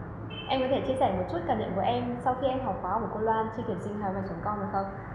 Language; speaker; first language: Vietnamese; native; Vietnamese